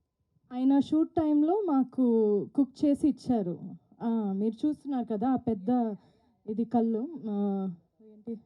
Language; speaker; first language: Telugu; non-native, fluent; Malayalam